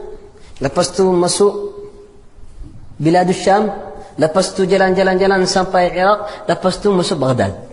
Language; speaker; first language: Indonesian; non-native, fluent; Arabic